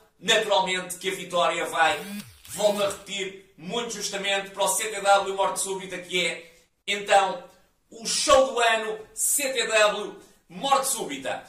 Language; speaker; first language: Portuguese; native; Portuguese